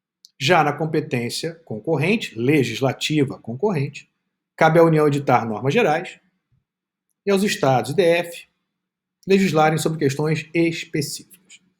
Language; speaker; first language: Portuguese; native; Portuguese